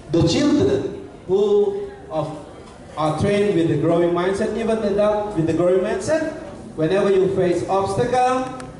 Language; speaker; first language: English; non-native, fluent; Indonesian